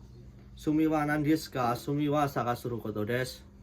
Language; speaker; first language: Japanese; non-native, learner; Indonesian